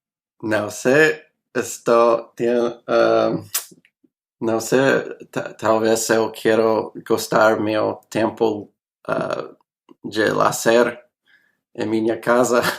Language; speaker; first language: Portuguese; non-native, learner; English